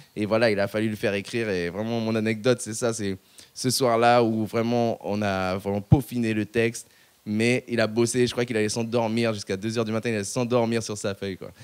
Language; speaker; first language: French; native; French